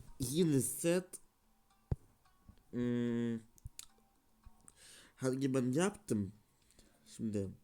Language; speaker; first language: Turkish; non-native, learner; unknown